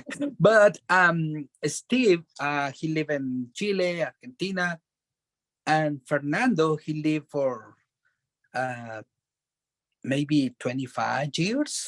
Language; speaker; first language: English; non-native, learner; Spanish